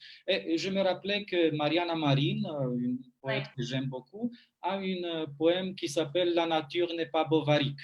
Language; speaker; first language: French; non-native, fluent; Romanian